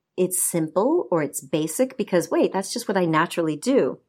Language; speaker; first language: English; native; English